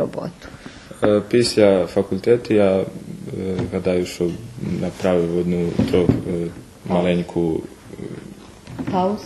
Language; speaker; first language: Ukrainian; early bilingual, heritage; Ukrainian